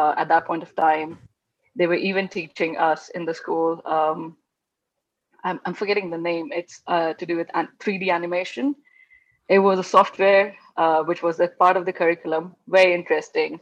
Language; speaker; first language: English; non-native, local second language; Hindi